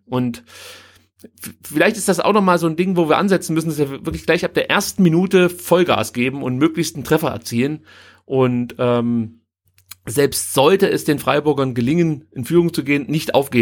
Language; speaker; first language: German; native; German